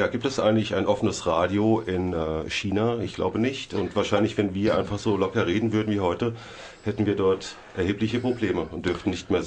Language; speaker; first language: German; native; German